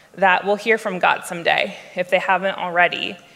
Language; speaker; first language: English; native; English